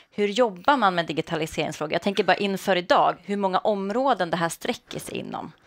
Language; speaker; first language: Swedish; native; Swedish